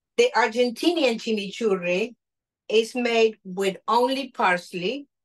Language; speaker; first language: English; non-native, fluent; Spanish